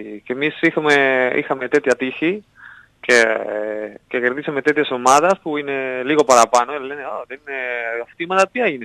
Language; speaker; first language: Greek; non-native, learner; Spanish